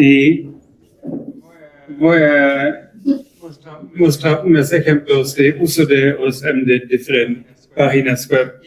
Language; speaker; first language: Spanish; non-native, learner; German